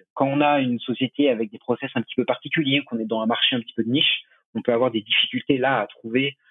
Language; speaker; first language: French; native; French